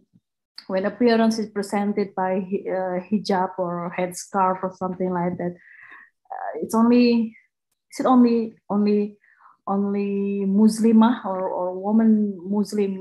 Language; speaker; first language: English; non-native, fluent; Indonesian